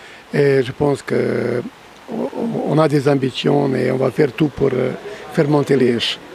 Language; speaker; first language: French; non-native, fluent; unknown